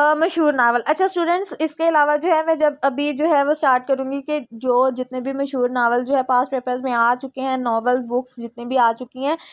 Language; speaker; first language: Urdu; native; Urdu